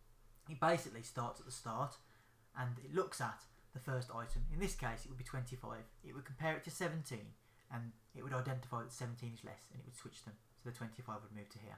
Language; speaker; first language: English; native; English